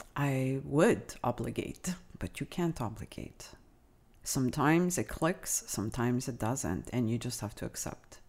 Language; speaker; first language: English; non-native, fluent; Italian